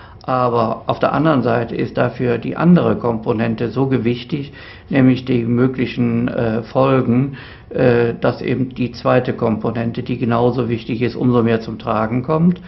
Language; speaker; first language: German; native; German